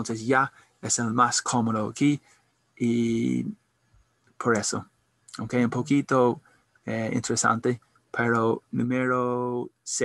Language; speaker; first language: Spanish; non-native, learner; English